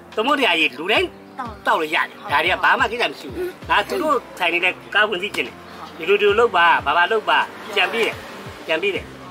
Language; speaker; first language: Burmese; native; Burmese